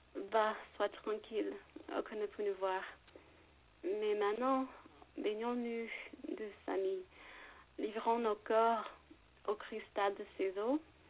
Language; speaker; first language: French; non-native, fluent; English